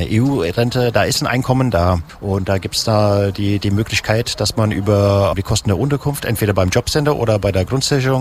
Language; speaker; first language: German; native; German